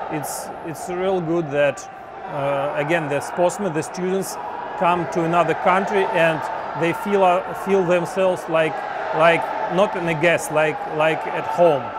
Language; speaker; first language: English; non-native, learner; Russian